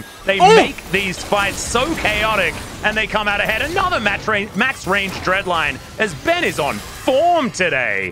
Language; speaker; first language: English; native; English